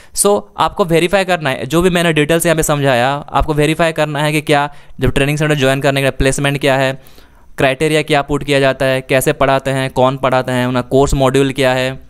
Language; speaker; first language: Hindi; native; Hindi